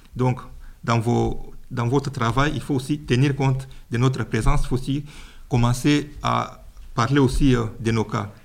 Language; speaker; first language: French; non-native, local second language; Luba-Lulua